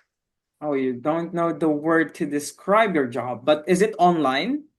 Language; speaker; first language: English; non-native, fluent; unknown